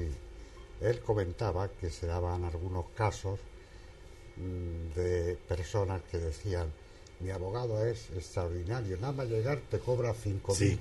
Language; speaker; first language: Spanish; native; Spanish